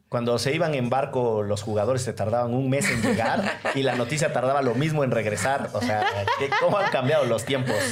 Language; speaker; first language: Spanish; native; Spanish